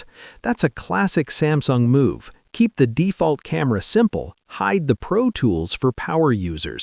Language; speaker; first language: English; native; English